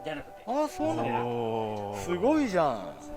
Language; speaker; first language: Japanese; native; Japanese